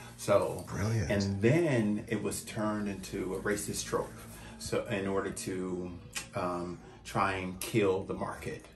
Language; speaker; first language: English; native; English